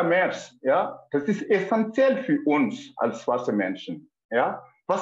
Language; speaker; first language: German; non-native, fluent; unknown